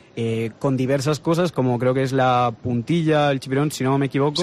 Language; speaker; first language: Spanish; native; Spanish